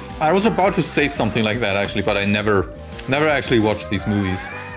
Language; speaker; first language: English; non-native, fluent; German